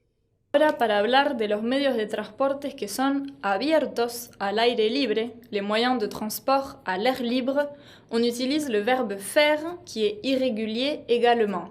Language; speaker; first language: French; non-native, fluent; Spanish